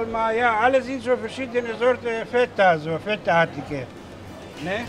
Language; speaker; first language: German; non-native, learner; Greek